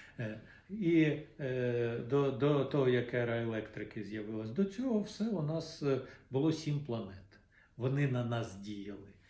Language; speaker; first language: Ukrainian; non-native, local second language; Russian